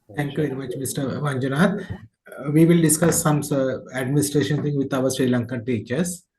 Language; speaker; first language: English; non-native, local second language; Sinhala